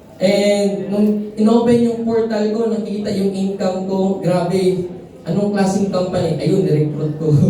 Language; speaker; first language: Filipino; non-native, local second language; Cebuano